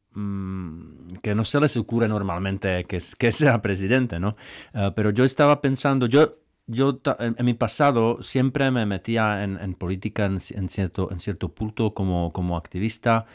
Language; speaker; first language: Spanish; non-native, fluent; Czech